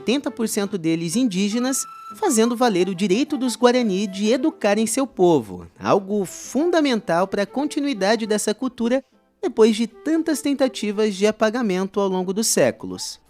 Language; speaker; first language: Portuguese; native; Portuguese